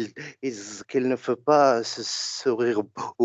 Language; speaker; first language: French; non-native, learner; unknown